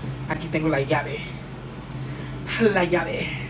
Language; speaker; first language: Spanish; early bilingual, heritage; Spanish